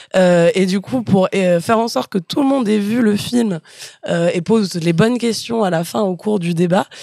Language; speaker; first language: French; native; French